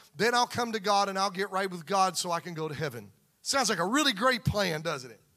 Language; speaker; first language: English; native; English